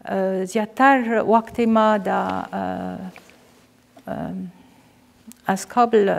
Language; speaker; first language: Persian; non-native, fluent; Arabic